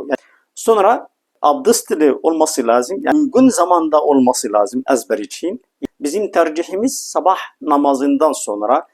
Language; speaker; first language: Turkish; non-native, fluent; Arabic